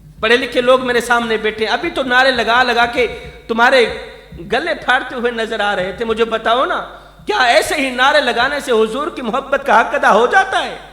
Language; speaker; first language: Urdu; non-native, local second language; Saraiki